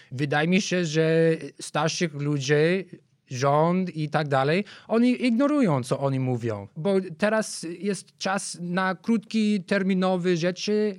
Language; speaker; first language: Polish; non-native, learner; English